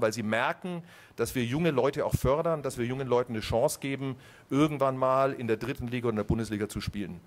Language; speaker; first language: German; native; German